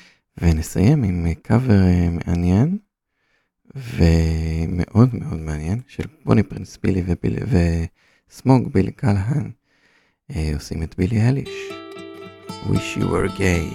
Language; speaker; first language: Hebrew; native; Hebrew